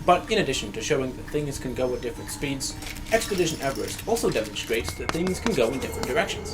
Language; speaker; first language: English; native; English